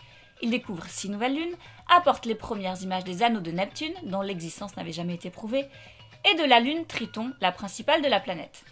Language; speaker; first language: French; native; French